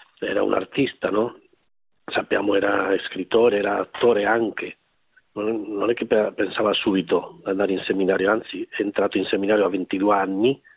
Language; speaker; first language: Italian; non-native, fluent; Spanish